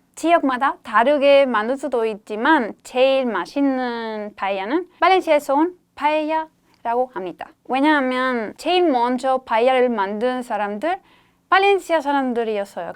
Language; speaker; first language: Korean; non-native, fluent; Spanish